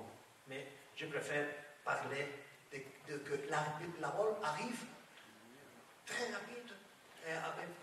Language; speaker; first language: French; non-native, learner; Spanish